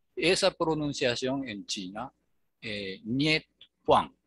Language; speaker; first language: Spanish; non-native, fluent; Japanese